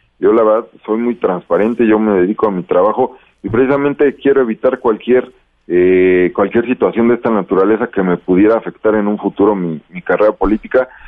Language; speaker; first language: Spanish; native; Spanish